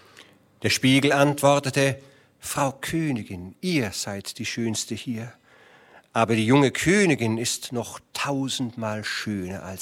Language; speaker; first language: German; native; German